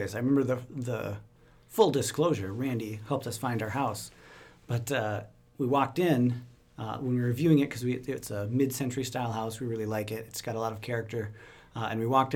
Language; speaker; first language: English; native; English